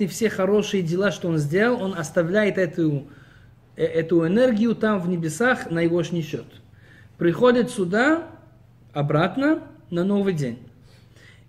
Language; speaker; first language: Russian; early bilingual, heritage; Russian